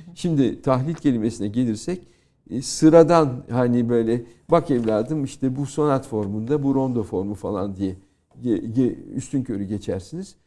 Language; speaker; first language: Turkish; native; Turkish